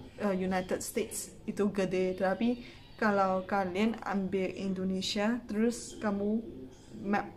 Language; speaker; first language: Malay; non-native, local second language; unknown